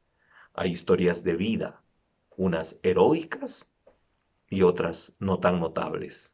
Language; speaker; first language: Spanish; native; Spanish